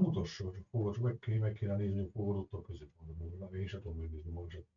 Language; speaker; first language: Hungarian; native; Hungarian